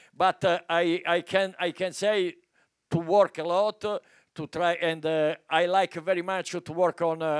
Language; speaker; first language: English; non-native, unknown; Italian